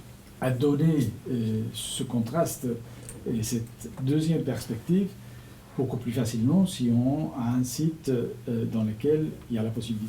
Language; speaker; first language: French; non-native, fluent; Spanish